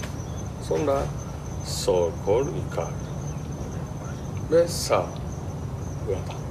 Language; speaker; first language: Turkish; non-native, learner; Japanese